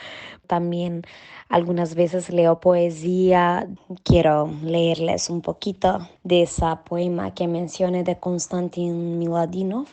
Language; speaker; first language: Spanish; non-native, fluent; Macedonian